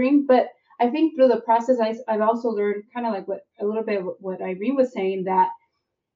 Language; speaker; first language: English; native; English